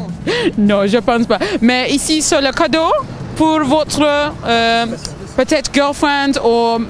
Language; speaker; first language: French; non-native, learner; Turkish